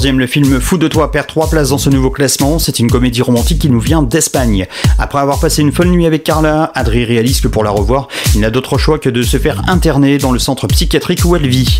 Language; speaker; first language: French; native; French